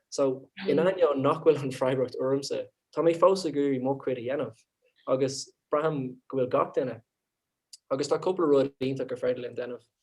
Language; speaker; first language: Irish; non-native, local second language; English